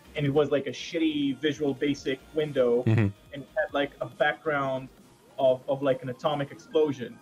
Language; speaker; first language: English; non-native, fluent; Hebrew